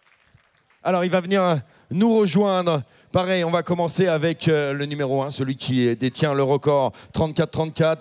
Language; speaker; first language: French; native; French